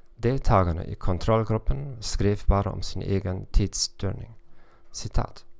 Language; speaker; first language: Swedish; non-native, learner; German